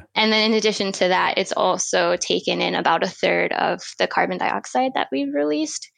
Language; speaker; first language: English; native; English